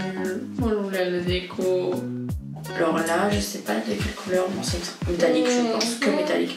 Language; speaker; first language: French; early bilingual, other home language; Russian